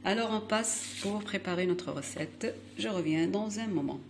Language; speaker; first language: French; non-native, local second language; Arabic